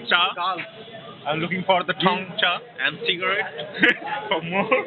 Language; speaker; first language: English; non-native, local second language; Bangla